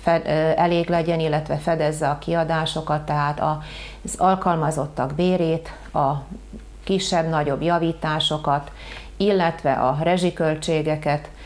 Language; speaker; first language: Hungarian; native; Hungarian